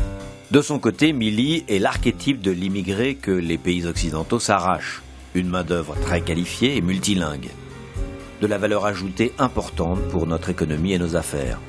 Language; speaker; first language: French; native; French